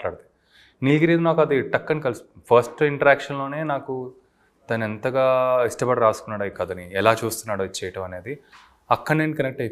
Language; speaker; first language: Telugu; native; Telugu